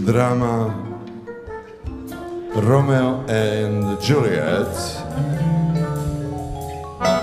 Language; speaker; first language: Russian; non-native, learner; Serbian